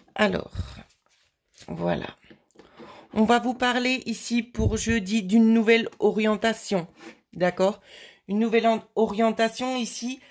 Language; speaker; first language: French; native; French